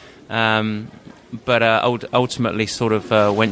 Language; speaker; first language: English; native; English